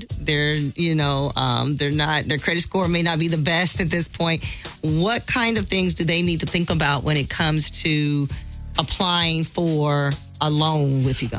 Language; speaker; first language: English; native; English